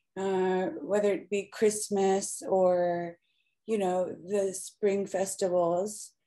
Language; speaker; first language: English; native; English